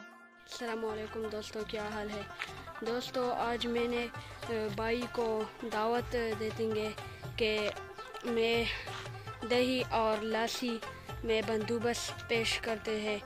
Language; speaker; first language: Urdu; non-native, local second language; Pashto